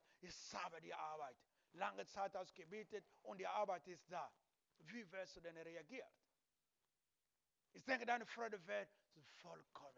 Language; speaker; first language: German; non-native, learner; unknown